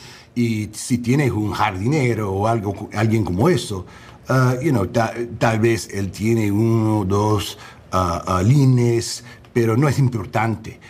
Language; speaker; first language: Spanish; non-native, learner; English